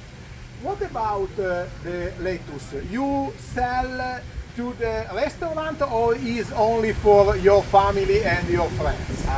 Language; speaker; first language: English; non-native, learner; Italian